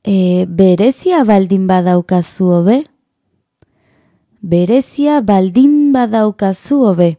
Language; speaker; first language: Basque; non-native, learner; Spanish